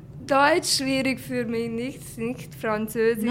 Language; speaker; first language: German; non-native, learner; Hungarian